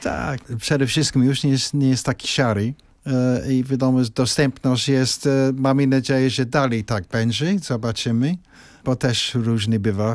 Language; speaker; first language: Polish; non-native, fluent; English